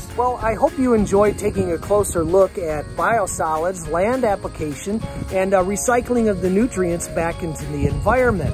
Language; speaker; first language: English; native; English